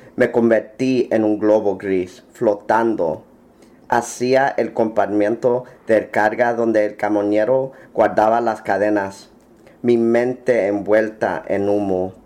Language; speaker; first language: Spanish; early bilingual, heritage; Spanish